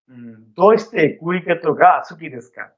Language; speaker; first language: Japanese; non-native, fluent; Bangla